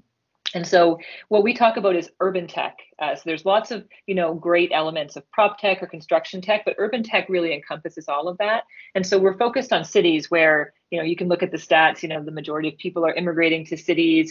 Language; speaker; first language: English; native; English